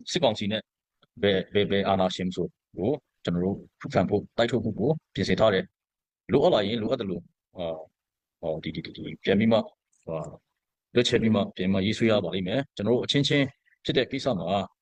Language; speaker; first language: Burmese; non-native, local second language; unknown